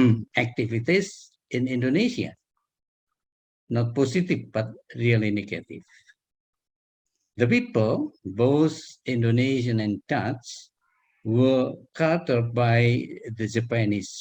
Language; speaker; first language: English; non-native, learner; Indonesian